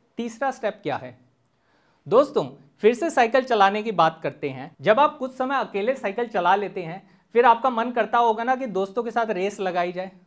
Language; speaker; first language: Hindi; native; Hindi